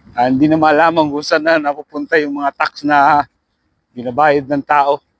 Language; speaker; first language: Filipino; native; Filipino